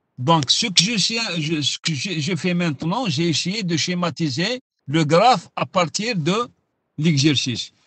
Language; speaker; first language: French; non-native, local second language; Arabic